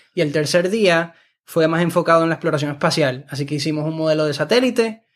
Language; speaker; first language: Spanish; native; Spanish